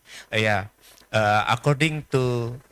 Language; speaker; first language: English; non-native, learner; Indonesian